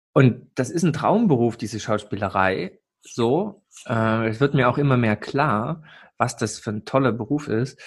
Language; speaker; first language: German; native; German